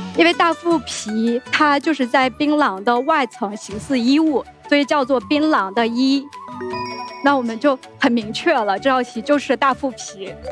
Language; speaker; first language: Chinese; non-native, local second language; Uyghur